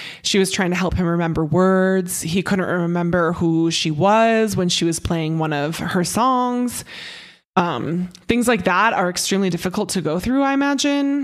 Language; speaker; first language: English; native; English